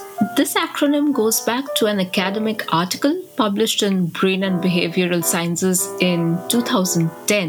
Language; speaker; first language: English; non-native, local second language; Bangla